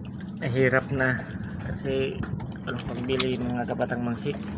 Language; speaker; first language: Filipino; non-native, local second language; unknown